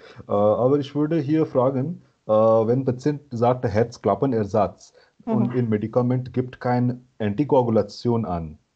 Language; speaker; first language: German; non-native, fluent; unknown